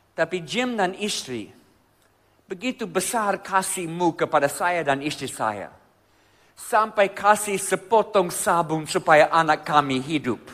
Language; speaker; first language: Indonesian; non-native, fluent; English